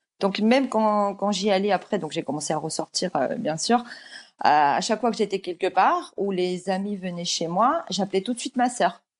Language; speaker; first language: French; early bilingual, other home language; Georgian